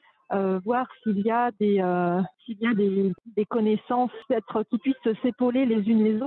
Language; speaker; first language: French; native; French